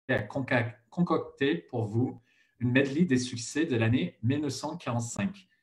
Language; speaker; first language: French; non-native, fluent; English